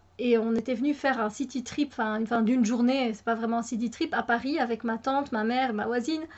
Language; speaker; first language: French; native; French